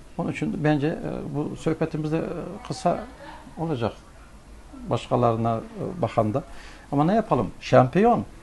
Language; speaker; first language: Turkish; early bilingual, heritage; Turkish